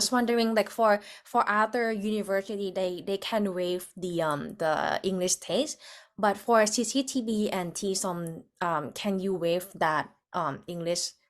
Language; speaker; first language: English; non-native, fluent; Thai